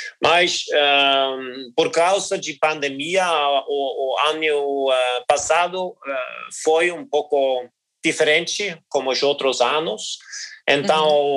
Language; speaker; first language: Portuguese; non-native, learner; Norwegian